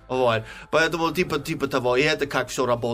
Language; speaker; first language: Russian; non-native, fluent; English